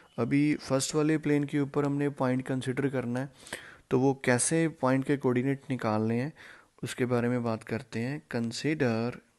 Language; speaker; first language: Hindi; non-native, local second language; Punjabi